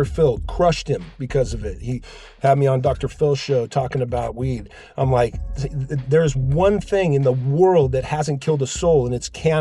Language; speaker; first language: English; native; English